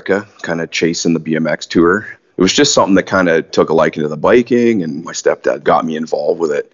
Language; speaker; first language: English; native; English